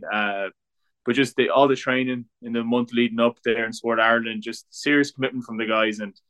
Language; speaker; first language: English; native; English